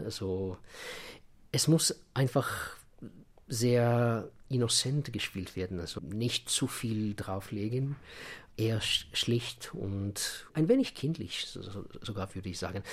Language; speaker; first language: German; non-native, fluent; Russian